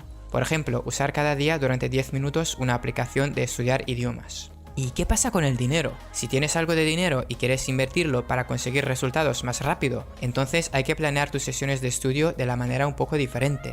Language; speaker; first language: Spanish; non-native, fluent; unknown